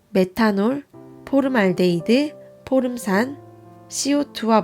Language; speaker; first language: Korean; native; Korean